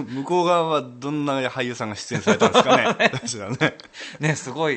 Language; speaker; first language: Japanese; native; Japanese